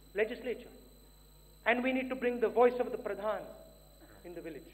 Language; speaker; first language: English; non-native, local second language; Hindi